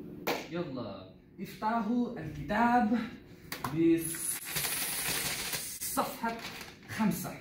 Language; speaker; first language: Arabic; non-native, learner; English